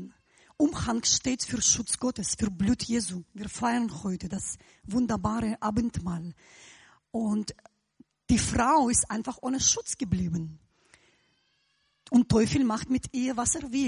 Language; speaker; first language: German; non-native, fluent; Russian